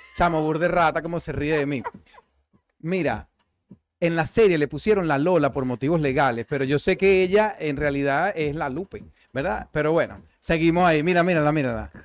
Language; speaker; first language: Spanish; native; Spanish